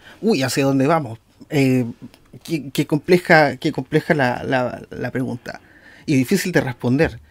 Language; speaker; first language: Spanish; native; Spanish